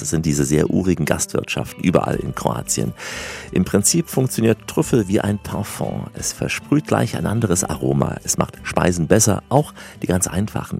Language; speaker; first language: German; native; German